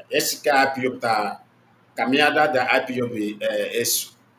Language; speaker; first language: Portuguese; non-native, learner; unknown